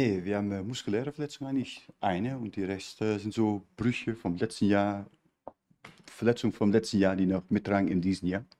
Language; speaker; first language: German; native; German